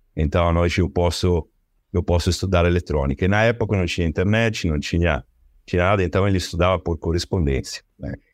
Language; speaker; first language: Portuguese; non-native, fluent; Italian